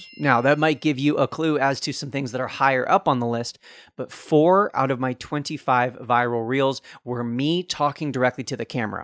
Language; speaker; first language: English; native; English